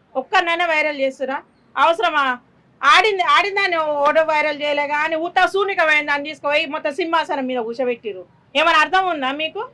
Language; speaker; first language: Telugu; native; Telugu